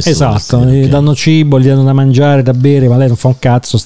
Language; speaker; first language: Italian; native; Italian